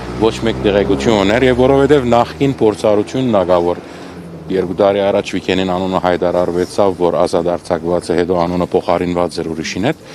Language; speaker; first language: Armenian; native; Armenian